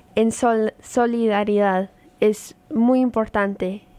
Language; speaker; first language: Spanish; native; Spanish